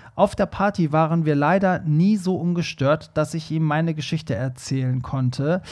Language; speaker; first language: German; early bilingual, other home language; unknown